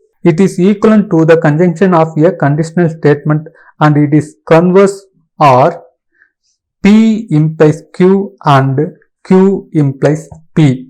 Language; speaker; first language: English; non-native, local second language; Tamil